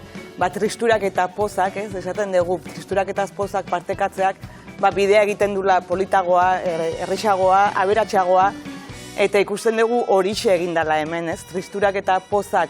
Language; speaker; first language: Basque; native; Basque